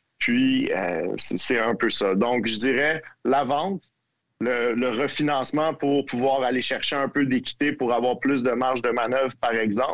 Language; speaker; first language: French; native; French